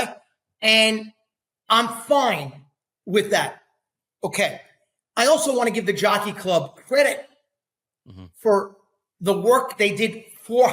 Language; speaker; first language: English; native; English